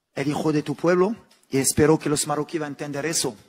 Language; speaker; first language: Spanish; non-native, fluent; Arabic